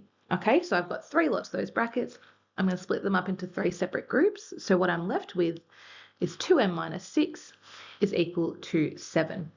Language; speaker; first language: English; native; English